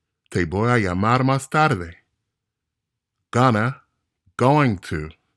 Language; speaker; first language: Spanish; non-native, fluent; English